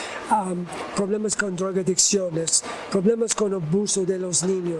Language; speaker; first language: Spanish; non-native, learner; English